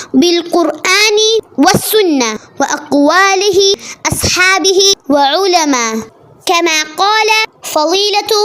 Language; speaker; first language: Arabic; non-native, learner; Malayalam